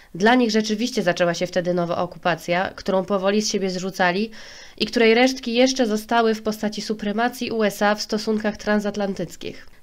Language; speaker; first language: Polish; native; Polish